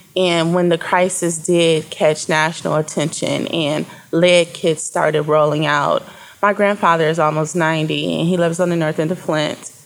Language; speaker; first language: English; native; English